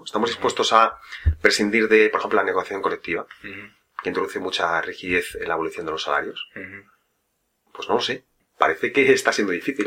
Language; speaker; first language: Spanish; native; Spanish